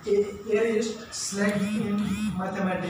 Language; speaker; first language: German; non-native, learner; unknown